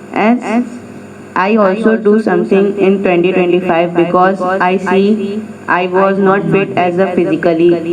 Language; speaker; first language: English; non-native, learner; Hindi